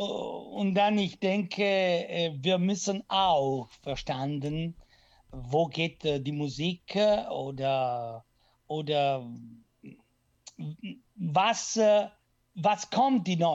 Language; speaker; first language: German; non-native, learner; Italian